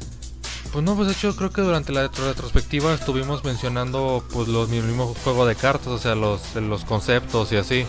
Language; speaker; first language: Spanish; native; Spanish